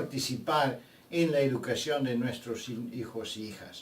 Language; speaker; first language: Spanish; non-native, fluent; Bulgarian